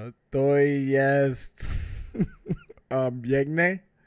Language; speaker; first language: Polish; non-native, learner; English